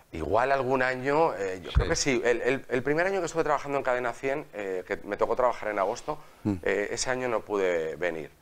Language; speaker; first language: Spanish; native; Spanish